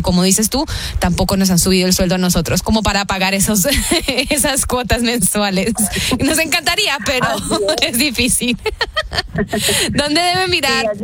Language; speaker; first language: Spanish; early bilingual, heritage; Spanish